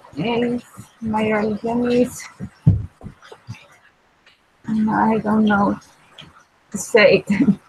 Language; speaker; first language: English; non-native, learner; Spanish